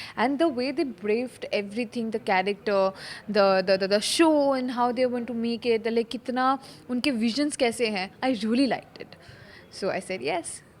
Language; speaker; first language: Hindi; non-native, local second language; Bangla